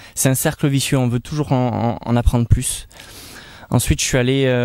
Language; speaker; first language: French; native; French